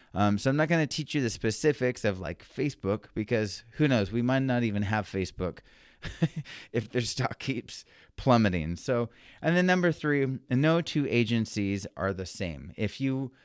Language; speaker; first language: English; native; English